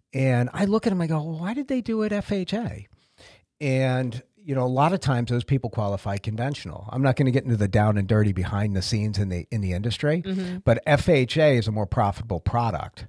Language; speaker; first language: English; native; English